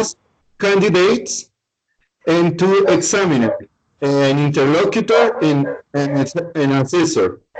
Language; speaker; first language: English; non-native, learner; Spanish